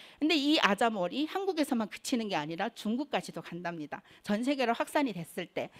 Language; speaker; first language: Korean; native; Korean